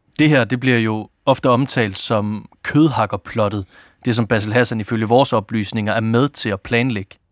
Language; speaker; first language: Danish; native; Danish